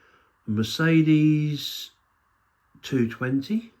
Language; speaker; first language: English; native; English